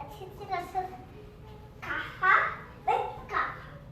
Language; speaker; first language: Hebrew; early bilingual, heritage; Hebrew